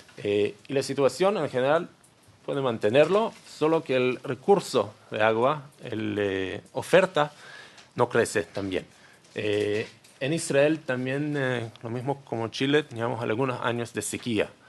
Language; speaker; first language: Spanish; non-native, learner; Hebrew